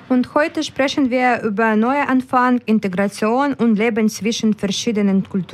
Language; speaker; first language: German; non-native, fluent; Ukrainian